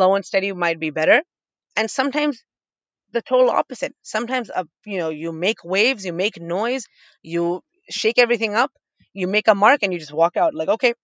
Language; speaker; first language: English; native; English